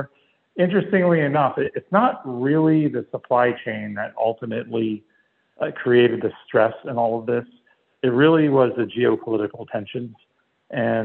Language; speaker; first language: English; native; English